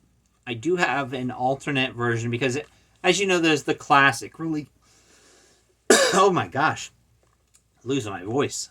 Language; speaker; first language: English; native; English